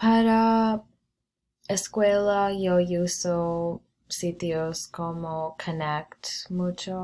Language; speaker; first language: Spanish; non-native, learner; English